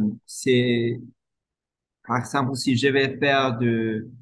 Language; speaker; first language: French; non-native, fluent; English